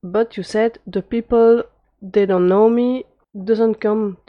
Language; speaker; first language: English; non-native, fluent; French